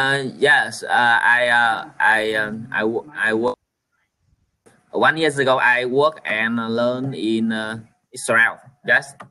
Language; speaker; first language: English; non-native, learner; Vietnamese